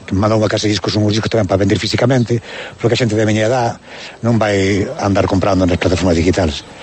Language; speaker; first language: Galician; native; Galician